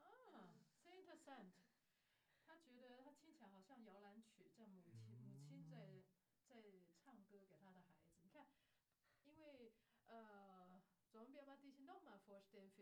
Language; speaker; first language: German; non-native, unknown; Chinese